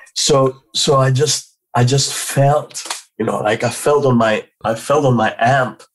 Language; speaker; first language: English; non-native, fluent; Greek